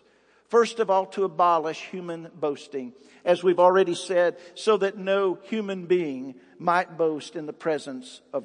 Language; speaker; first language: English; native; English